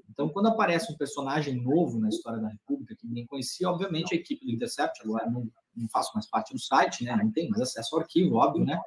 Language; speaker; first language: Portuguese; native; Portuguese